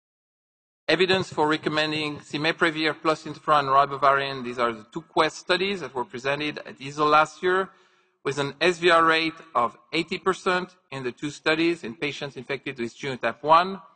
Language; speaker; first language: English; non-native, fluent; French